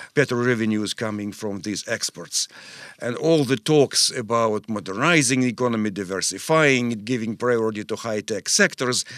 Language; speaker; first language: English; non-native, fluent; Russian